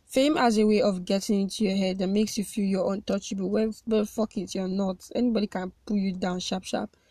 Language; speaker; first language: English; non-native, local second language; Yoruba